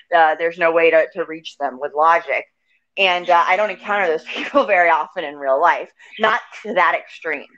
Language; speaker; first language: English; native; English